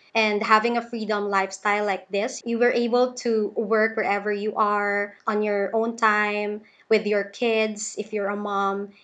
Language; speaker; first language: English; non-native, local second language; Cebuano